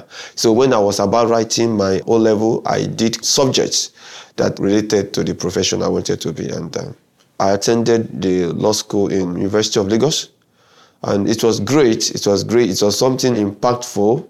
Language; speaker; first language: English; non-native, local second language; Yoruba